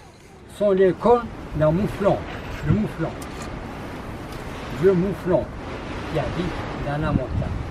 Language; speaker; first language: French; non-native, learner; Arabic